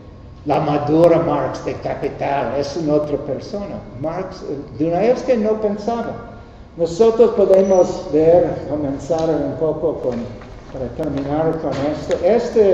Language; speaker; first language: Spanish; non-native, learner; English